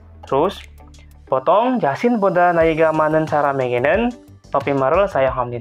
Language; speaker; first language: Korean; non-native, fluent; Indonesian